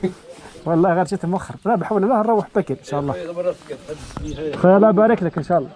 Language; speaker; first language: Arabic; native; Arabic